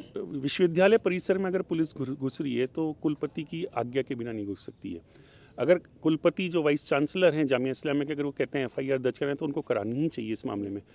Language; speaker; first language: Hindi; native; Hindi